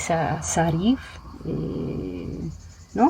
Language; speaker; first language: French; non-native, fluent; Dutch